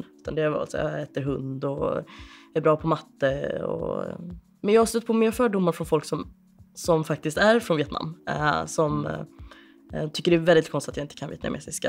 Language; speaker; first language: Swedish; native; Swedish